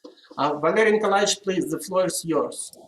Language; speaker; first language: English; non-native, fluent; Russian